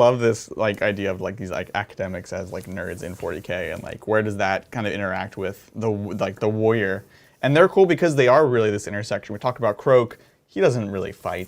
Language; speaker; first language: English; native; English